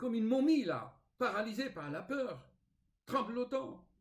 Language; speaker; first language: French; non-native, fluent; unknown